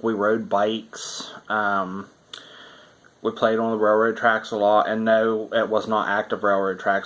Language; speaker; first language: English; native; English